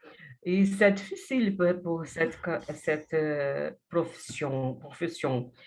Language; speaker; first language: French; non-native, learner; Portuguese